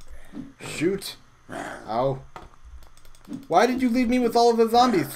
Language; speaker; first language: English; native; English